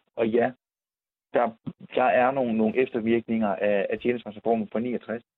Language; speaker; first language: Danish; native; Danish